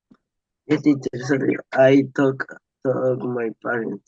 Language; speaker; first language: English; non-native, learner; Spanish